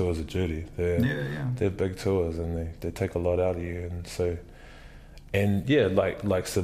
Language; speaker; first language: English; native; English